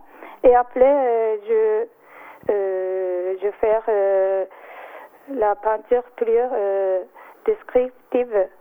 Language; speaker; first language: French; non-native, learner; Japanese